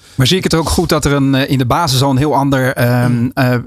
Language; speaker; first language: Dutch; native; Dutch